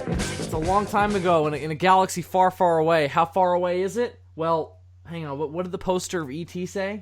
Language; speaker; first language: English; native; English